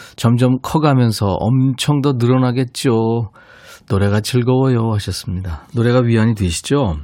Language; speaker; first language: Korean; native; Korean